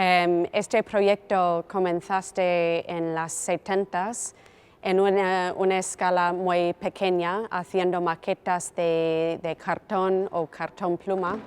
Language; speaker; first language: Spanish; non-native, fluent; English